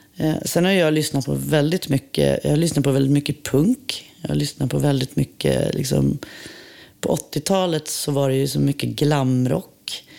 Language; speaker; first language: Swedish; native; Swedish